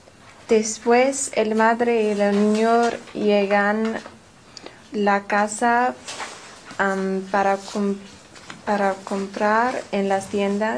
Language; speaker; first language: Spanish; non-native, learner; English